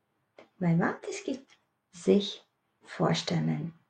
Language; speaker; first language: German; non-native, fluent; Latvian